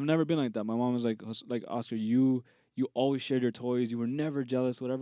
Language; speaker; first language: English; native; English